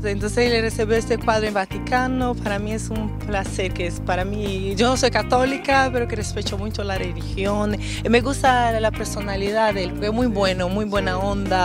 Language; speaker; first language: Spanish; non-native, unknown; Portuguese